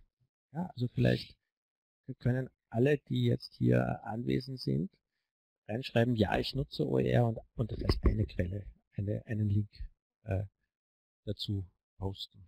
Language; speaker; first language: German; native; German